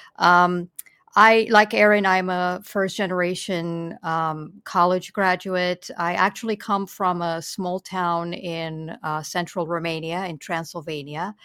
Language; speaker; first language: English; non-native, fluent; Romanian